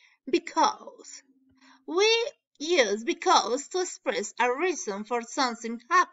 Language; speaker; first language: English; non-native, learner; Spanish